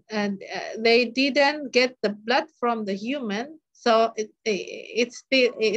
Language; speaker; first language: English; non-native, learner; Indonesian